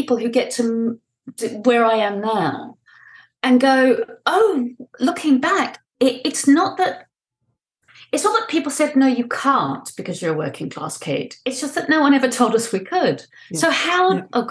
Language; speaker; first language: English; native; English